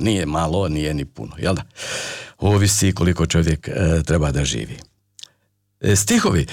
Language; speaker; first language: Croatian; native; Croatian